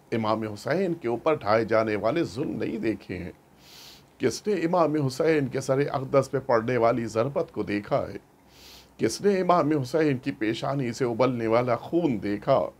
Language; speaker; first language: Urdu; native; Urdu